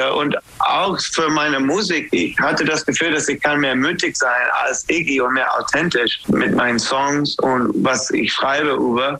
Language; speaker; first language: German; non-native, fluent; English